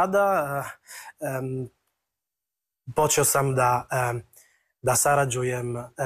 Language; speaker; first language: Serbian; non-native, fluent; Italian